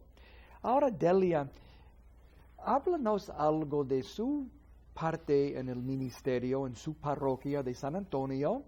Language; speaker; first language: Spanish; non-native, fluent; English